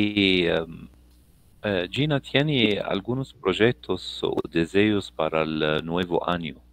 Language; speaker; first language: Spanish; non-native, learner; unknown